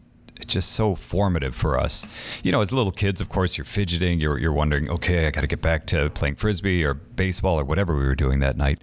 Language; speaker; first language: English; native; English